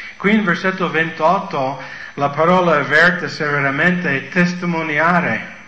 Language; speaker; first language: Italian; non-native, fluent; English